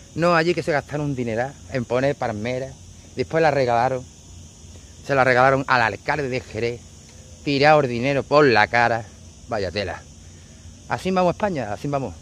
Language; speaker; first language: Spanish; native; Spanish